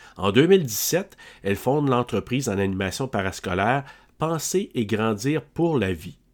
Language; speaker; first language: French; native; French